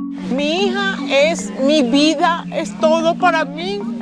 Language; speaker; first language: Spanish; native; Spanish